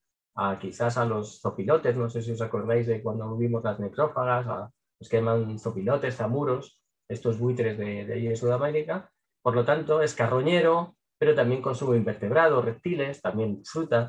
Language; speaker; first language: Spanish; native; Spanish